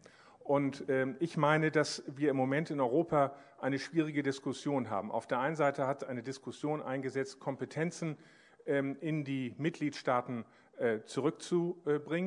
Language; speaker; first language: German; native; German